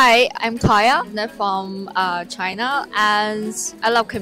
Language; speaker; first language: English; non-native, fluent; Chinese